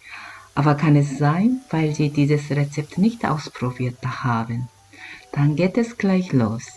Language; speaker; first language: German; non-native, learner; Korean